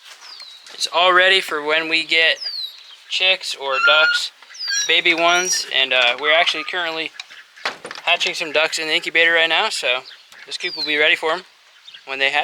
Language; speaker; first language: English; native; English